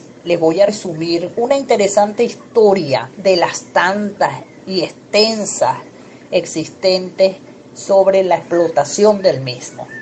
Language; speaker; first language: Spanish; native; Spanish